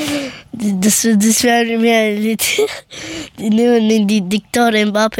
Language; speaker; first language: German; early bilingual, other home language; Persian